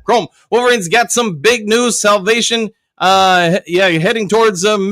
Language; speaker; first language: English; native; English